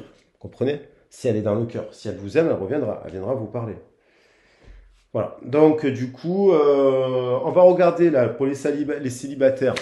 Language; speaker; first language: French; native; French